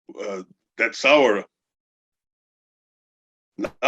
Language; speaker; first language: English; non-native, learner; Portuguese